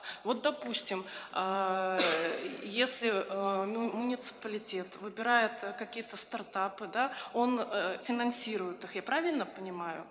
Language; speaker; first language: Russian; native; Russian